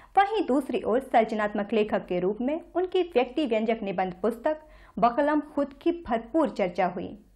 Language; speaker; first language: Hindi; native; Hindi